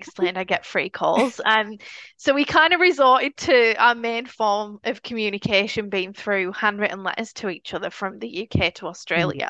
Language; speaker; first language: English; native; English